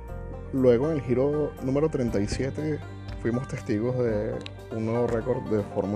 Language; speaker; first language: Spanish; native; Spanish